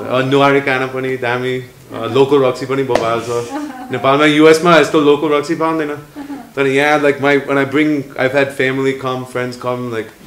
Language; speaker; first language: Nepali; non-native, learner; English